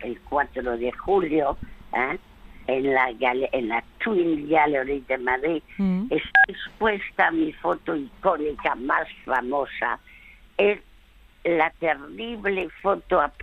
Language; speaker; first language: Spanish; early bilingual, other home language; French